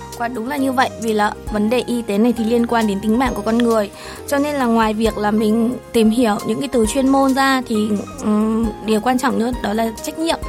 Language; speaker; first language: Vietnamese; native; Vietnamese